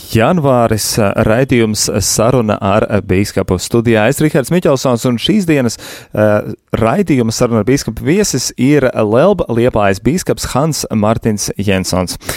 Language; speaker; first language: Latvian; early bilingual, heritage; Latvian